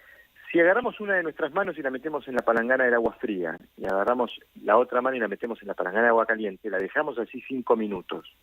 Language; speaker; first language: Spanish; native; Spanish